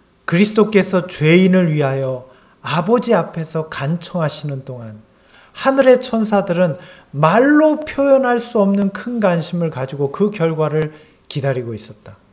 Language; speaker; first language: Korean; native; Korean